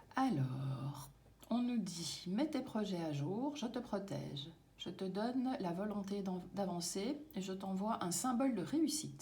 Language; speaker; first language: French; native; French